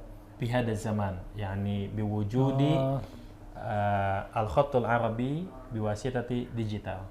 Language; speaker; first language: Arabic; non-native, learner; Indonesian